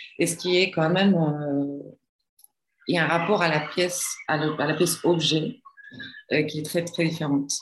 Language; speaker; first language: French; non-native, fluent; Spanish